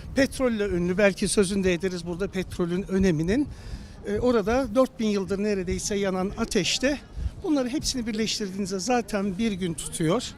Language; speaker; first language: Turkish; native; Turkish